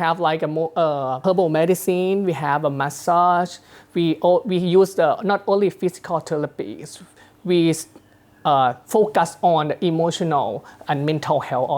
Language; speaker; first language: English; non-native, learner; Thai